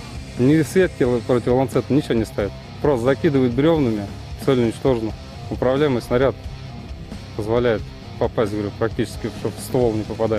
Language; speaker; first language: Russian; native; Russian